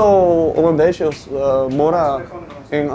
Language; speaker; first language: Portuguese; non-native, learner; Dutch